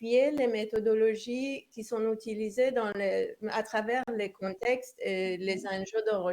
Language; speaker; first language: French; non-native, fluent; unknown